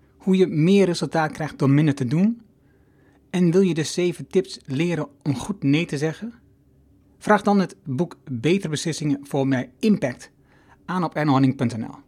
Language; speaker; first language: Dutch; native; Dutch